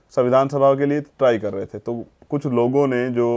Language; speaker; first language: Hindi; native; Hindi